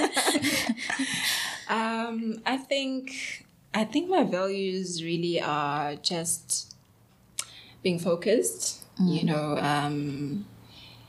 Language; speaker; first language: English; non-native, local second language; Zulu